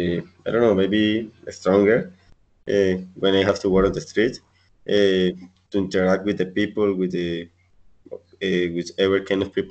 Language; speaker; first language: English; non-native, learner; Spanish